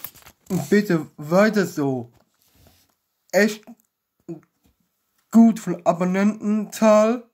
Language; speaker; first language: German; non-native, learner; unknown